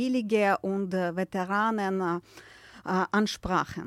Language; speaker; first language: German; non-native, fluent; Ukrainian